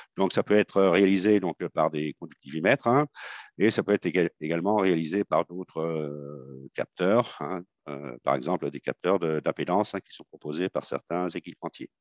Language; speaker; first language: French; native; French